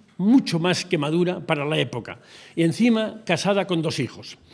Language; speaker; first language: Spanish; native; Spanish